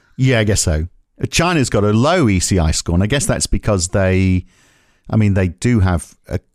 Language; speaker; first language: English; native; English